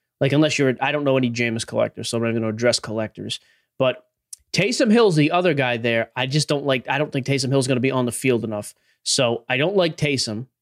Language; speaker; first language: English; native; English